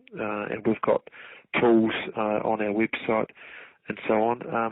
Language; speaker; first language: English; native; English